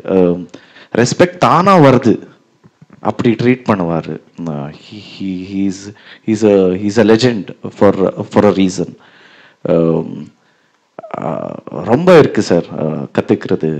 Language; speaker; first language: Tamil; non-native, learner; Kannada